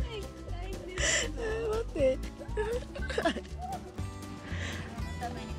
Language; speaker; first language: Japanese; native; Japanese